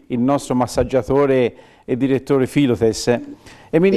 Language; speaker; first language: Italian; native; Italian